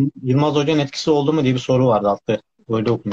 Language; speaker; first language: Turkish; native; Turkish